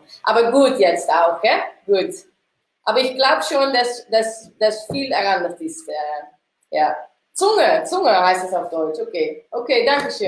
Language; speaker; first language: German; non-native, learner; Dutch